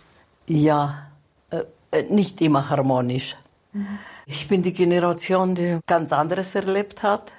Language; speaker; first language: German; non-native, fluent; Greek